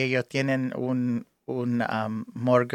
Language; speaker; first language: Spanish; early bilingual, heritage; English